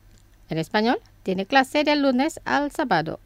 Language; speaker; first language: Spanish; non-native, fluent; Indonesian